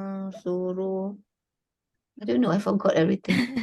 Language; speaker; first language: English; non-native, local second language; Malay